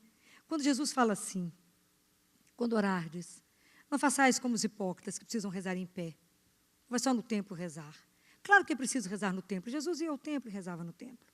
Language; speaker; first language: Portuguese; native; Portuguese